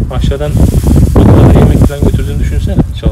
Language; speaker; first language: Turkish; native; Turkish